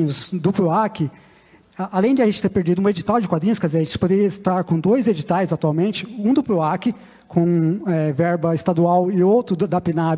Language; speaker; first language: Portuguese; native; Portuguese